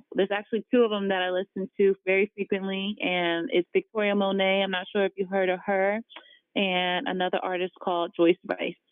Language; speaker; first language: English; native; English